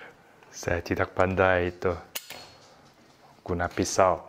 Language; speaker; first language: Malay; non-native, learner; Korean